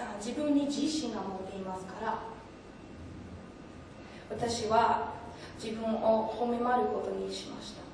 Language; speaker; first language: Japanese; non-native, learner; English